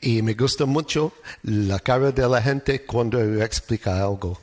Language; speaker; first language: Spanish; non-native, learner; English